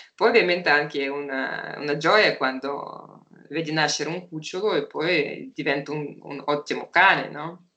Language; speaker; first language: Italian; non-native, fluent; Russian